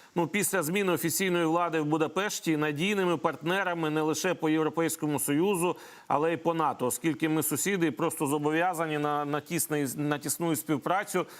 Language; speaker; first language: Ukrainian; native; Ukrainian